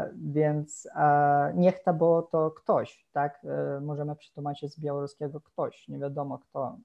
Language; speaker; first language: Polish; non-native, fluent; Russian